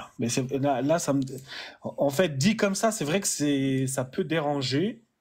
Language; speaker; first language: French; early bilingual, other home language; Arabic